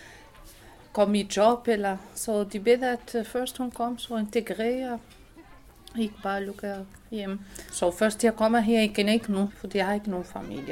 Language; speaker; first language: Danish; non-native, learner; Arabic